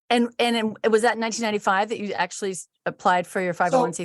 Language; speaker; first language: English; native; English